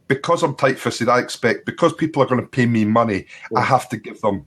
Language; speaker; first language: English; native; English